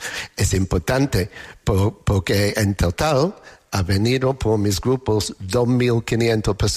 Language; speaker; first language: Spanish; non-native, learner; English